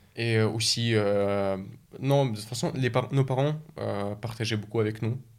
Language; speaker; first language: French; early bilingual, other home language; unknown